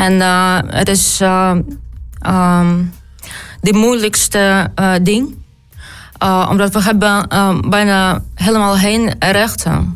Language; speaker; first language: Dutch; non-native, learner; Ukrainian